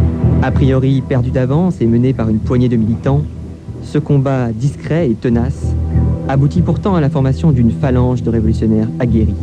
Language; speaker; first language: French; native; French